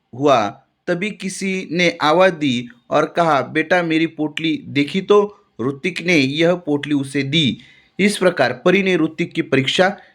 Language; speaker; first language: Hindi; non-native, local second language; Marathi